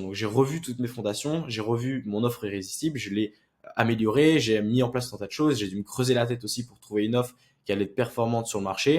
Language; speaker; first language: French; native; French